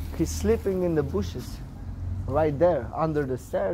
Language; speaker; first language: English; non-native, learner; Polish